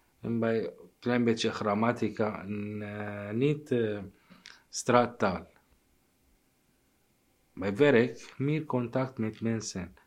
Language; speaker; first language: Dutch; non-native, learner; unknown